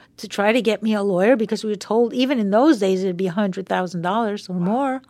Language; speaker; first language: English; native; English